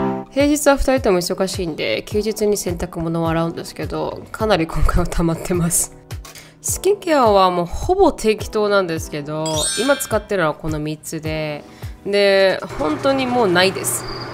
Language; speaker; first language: Japanese; native; Japanese